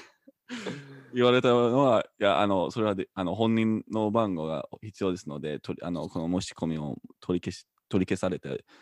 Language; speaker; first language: Japanese; non-native, fluent; English